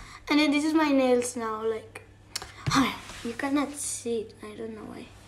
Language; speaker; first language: English; non-native, learner; Spanish